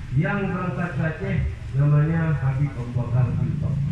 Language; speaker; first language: Indonesian; non-native, local second language; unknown